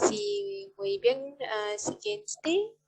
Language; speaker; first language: Spanish; non-native, learner; Malay